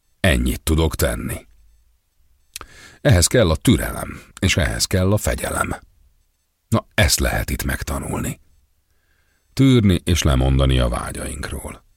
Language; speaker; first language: Hungarian; native; Hungarian